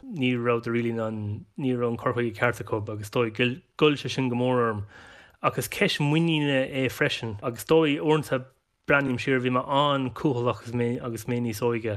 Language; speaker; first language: Irish; non-native, local second language; English